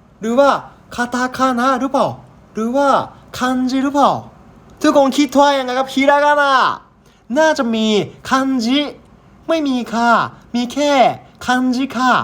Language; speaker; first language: Thai; non-native, learner; Japanese